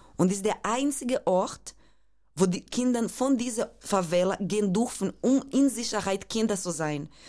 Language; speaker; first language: German; non-native, fluent; Portuguese